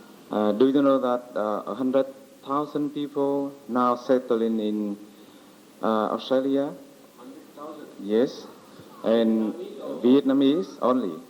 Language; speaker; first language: English; non-native, learner; Vietnamese